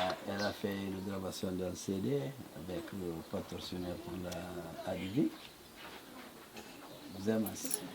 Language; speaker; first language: French; non-native, learner; Portuguese